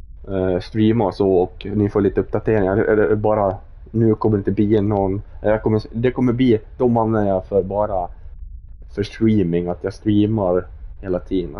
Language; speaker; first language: Swedish; native; Swedish